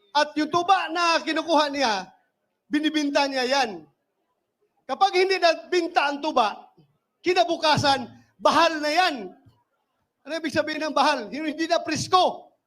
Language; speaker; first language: Filipino; non-native, local second language; Cebuano